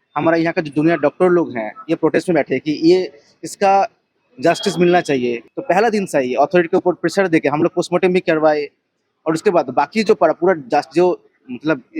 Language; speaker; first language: Hindi; non-native, local second language; Bangla